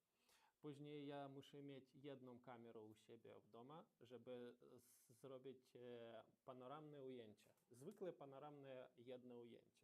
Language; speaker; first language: Polish; non-native, learner; Ukrainian